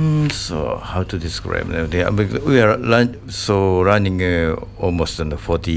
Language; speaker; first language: English; non-native, learner; Japanese